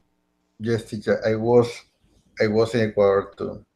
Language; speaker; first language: English; non-native, learner; Spanish